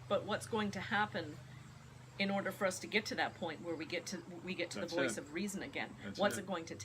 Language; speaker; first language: English; native; English